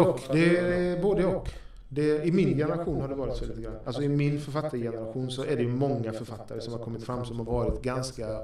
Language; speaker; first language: Swedish; native; Swedish